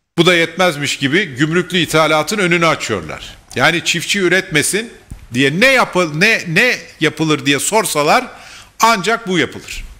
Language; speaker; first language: Turkish; native; Turkish